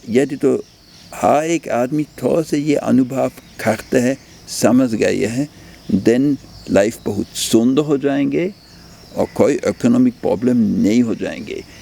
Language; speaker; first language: Hindi; non-native, fluent; German